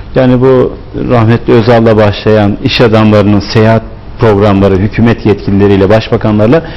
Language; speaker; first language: Turkish; native; Turkish